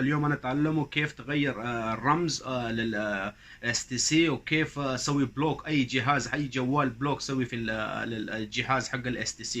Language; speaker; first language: Arabic; non-native, learner; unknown